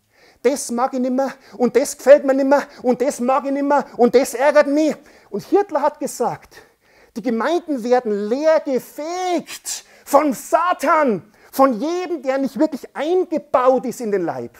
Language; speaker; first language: German; native; German